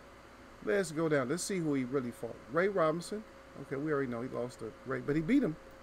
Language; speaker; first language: English; native; English